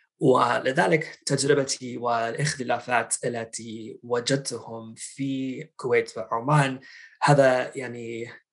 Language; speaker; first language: Arabic; non-native, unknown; English